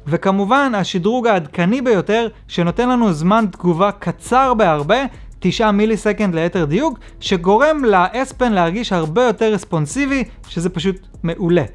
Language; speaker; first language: Hebrew; native; Hebrew